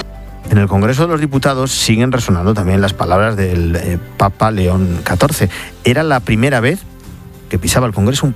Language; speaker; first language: Spanish; native; Spanish